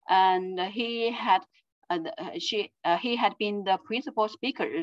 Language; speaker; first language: English; non-native, fluent; Chinese